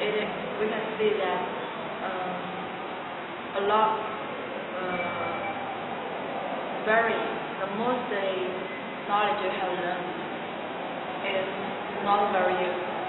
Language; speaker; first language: English; non-native, learner; Chinese